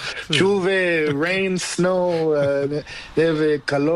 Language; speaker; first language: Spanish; non-native, learner; Portuguese